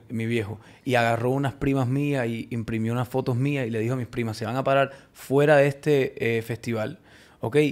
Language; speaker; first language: Spanish; early bilingual, heritage; Spanish